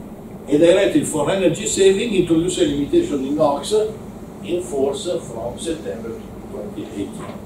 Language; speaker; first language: English; non-native, learner; Italian